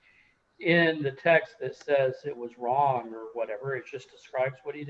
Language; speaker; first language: English; native; English